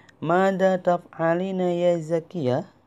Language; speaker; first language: Arabic; non-native, fluent; Indonesian